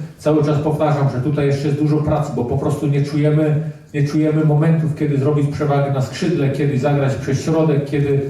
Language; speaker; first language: Polish; early bilingual, heritage; Polish